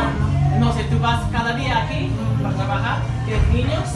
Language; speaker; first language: Spanish; non-native, learner; English